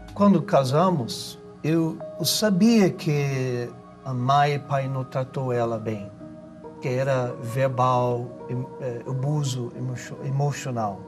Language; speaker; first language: Portuguese; non-native, fluent; English